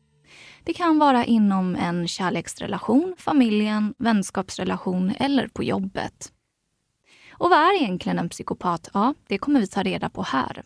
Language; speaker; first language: Swedish; native; Swedish